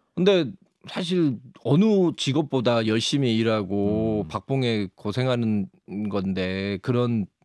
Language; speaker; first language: Korean; native; Korean